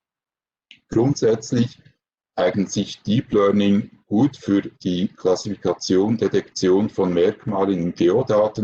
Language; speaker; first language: German; native; German